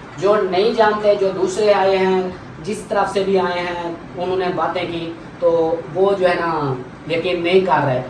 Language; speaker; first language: Urdu; non-native, local second language; Saraiki